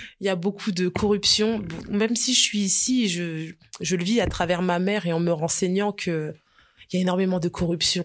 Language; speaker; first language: French; early bilingual, other home language; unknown